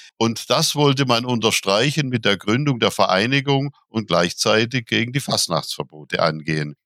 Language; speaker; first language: German; native; German